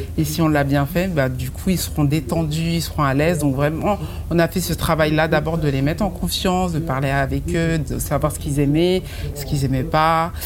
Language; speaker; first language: French; non-native, local second language; Fula